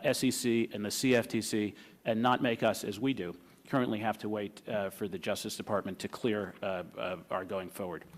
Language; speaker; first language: English; native; English